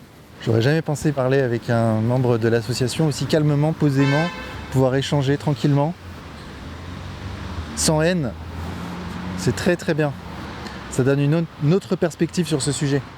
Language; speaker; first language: French; native; French